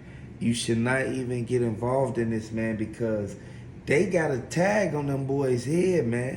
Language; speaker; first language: English; native; English